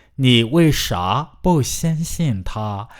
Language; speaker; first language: Chinese; non-native, fluent; Burmese